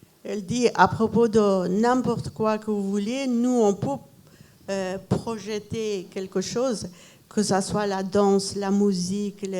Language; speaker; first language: French; non-native, fluent; Persian